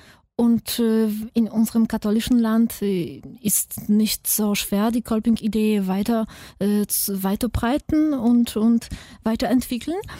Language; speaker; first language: German; non-native, fluent; Polish